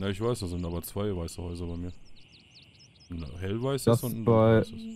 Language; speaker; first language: German; native; German